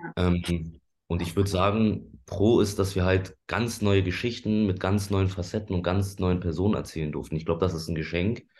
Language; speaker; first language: German; early bilingual, other home language; Persian